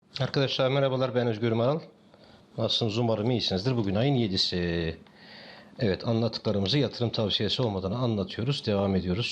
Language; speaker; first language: Turkish; native; Turkish